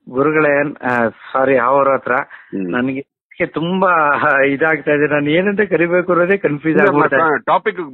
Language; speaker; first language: Kannada; native; Kannada